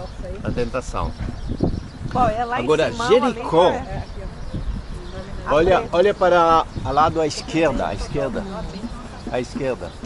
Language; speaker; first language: Portuguese; non-native, fluent; Hebrew